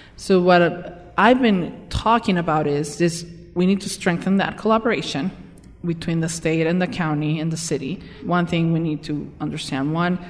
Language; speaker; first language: English; non-native, fluent; Spanish